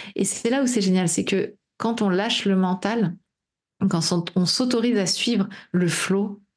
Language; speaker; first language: French; native; French